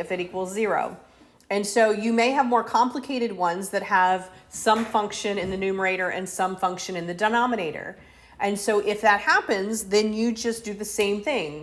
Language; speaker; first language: English; native; English